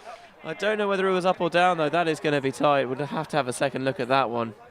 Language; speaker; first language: English; native; English